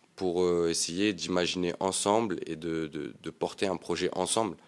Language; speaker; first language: French; native; French